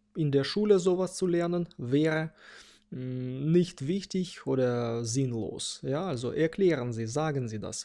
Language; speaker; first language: German; non-native, fluent; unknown